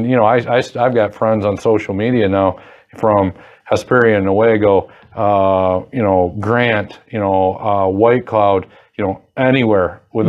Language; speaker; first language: English; native; English